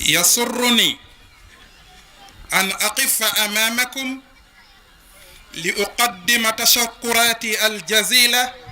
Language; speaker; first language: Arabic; non-native, fluent; Wolof